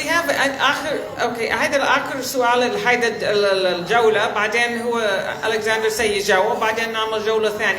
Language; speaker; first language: Arabic; early bilingual, heritage; Arabic